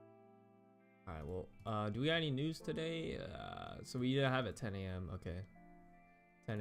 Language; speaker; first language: English; native; English